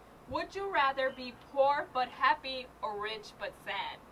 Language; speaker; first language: English; early bilingual, other home language; Spanish